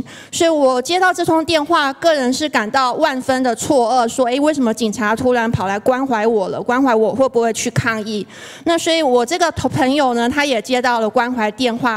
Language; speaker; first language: Chinese; native; Chinese